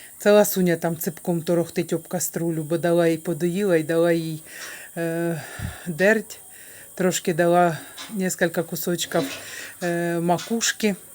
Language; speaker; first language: Ukrainian; native; Ukrainian